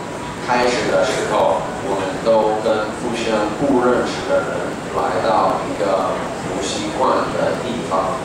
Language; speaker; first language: Chinese; non-native, fluent; English